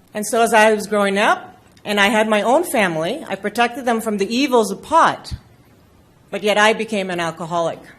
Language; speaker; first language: English; non-native, local second language; Filipino